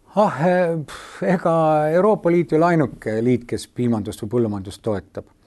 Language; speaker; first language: Estonian; native; Estonian